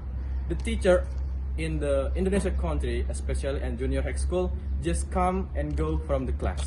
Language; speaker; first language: English; non-native, learner; Indonesian